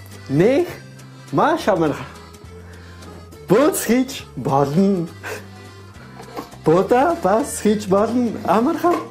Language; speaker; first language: Mongolian; non-native, learner; French